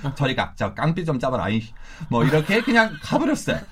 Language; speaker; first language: Korean; non-native, fluent; German